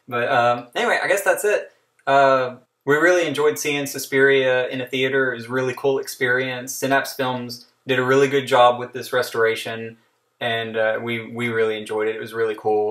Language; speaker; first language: English; native; English